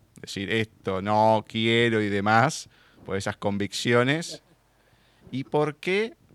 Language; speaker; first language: Spanish; native; Spanish